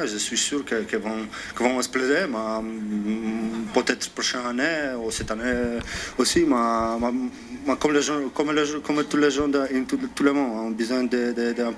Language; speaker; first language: French; non-native, learner; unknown